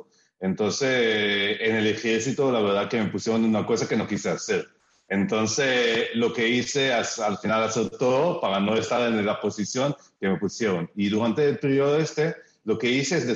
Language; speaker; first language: Spanish; early bilingual, heritage; Spanish